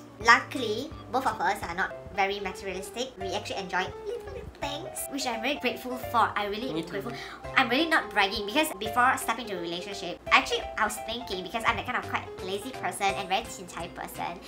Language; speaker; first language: English; non-native, local second language; Chinese